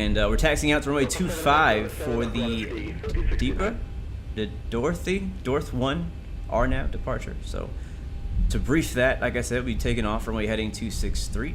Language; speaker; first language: English; native; English